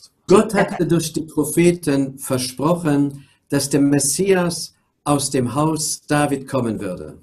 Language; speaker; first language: German; non-native, local second language; Luxembourgish